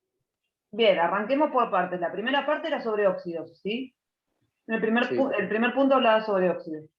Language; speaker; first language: Spanish; native; Spanish